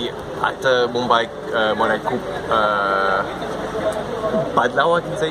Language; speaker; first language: Marathi; non-native, learner; English